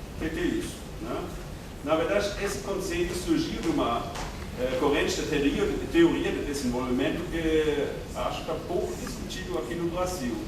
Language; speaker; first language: Portuguese; non-native, fluent; German